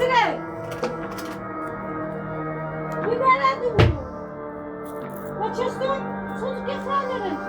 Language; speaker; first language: Turkish; native; Turkish